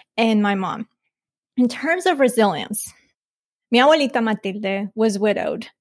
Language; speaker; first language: English; early bilingual, other home language; Spanish